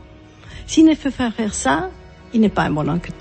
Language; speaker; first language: French; non-native, fluent; Italian